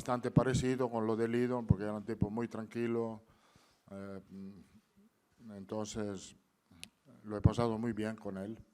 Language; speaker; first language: Spanish; non-native, fluent; Italian